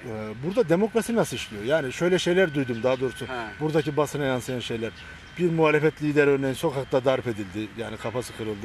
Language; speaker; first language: Turkish; native; Turkish